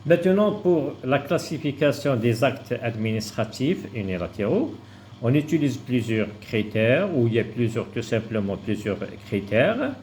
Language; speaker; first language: French; non-native, local second language; Arabic